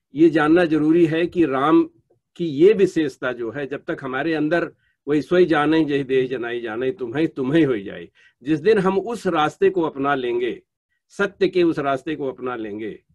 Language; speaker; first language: Hindi; native; Hindi